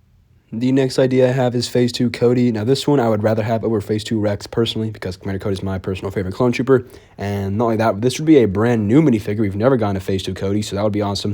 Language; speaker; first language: English; native; English